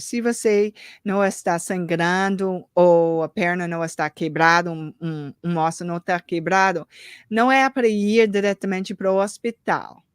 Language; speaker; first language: Portuguese; early bilingual, heritage; English